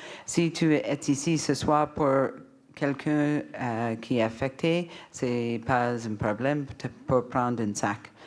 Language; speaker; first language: French; non-native, learner; English